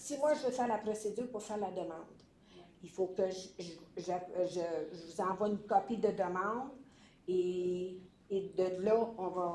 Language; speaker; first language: French; native; French